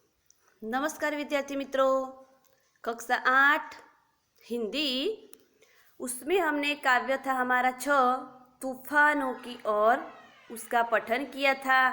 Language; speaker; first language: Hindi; non-native, local second language; Gujarati